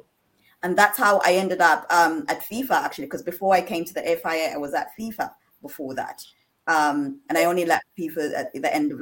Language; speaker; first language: English; non-native, local second language; Ganda